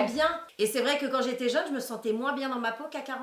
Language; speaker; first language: French; native; French